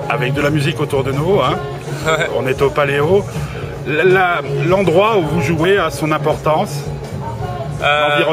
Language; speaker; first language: French; native; French